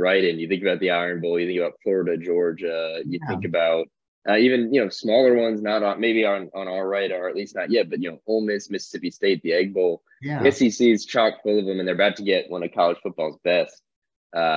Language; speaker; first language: English; native; English